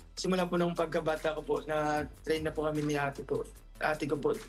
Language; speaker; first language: Filipino; non-native, local second language; Cebuano